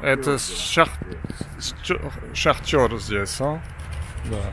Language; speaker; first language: Russian; non-native, learner; Dutch